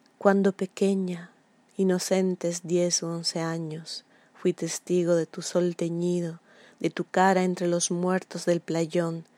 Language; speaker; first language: Spanish; non-native, fluent; Italian